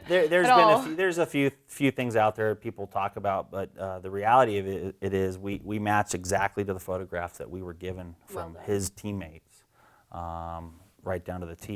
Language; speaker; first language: English; native; English